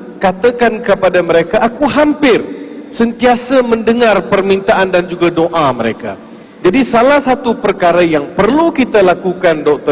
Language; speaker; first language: Malay; non-native, local second language; Tamil